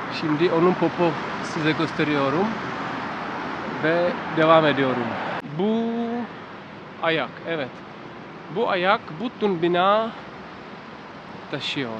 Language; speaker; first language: Turkish; non-native, learner; Czech